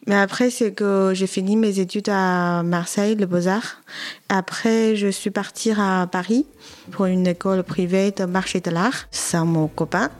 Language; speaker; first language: French; non-native, learner; Chinese